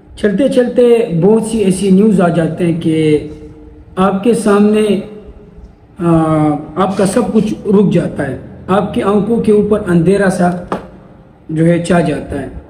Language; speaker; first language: Urdu; non-native, local second language; Pashto